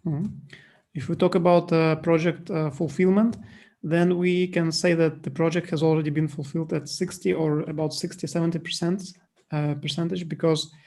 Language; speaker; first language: English; non-native, fluent; Russian